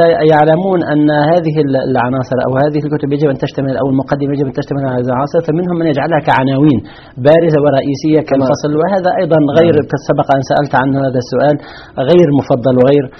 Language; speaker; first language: Arabic; native; Arabic